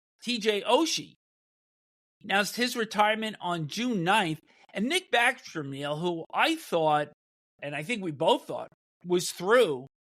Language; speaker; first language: English; native; English